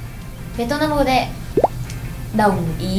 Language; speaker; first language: Japanese; non-native, learner; Vietnamese